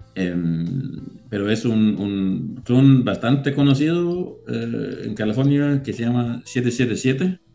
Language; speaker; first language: Spanish; non-native, learner; Danish